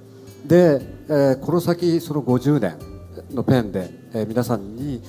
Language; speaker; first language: Japanese; native; Japanese